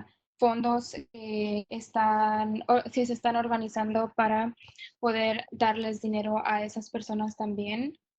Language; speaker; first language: Spanish; non-native, fluent; English